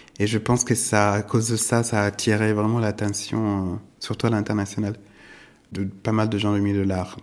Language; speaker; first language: French; non-native, fluent; Italian